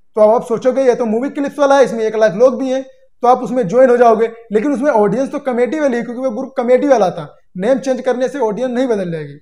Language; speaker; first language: Hindi; native; Hindi